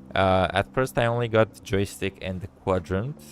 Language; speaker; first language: English; non-native, fluent; Romanian